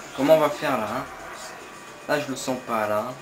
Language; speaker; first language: French; native; French